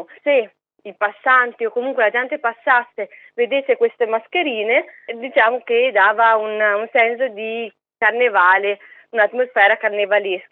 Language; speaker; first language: Italian; native; Italian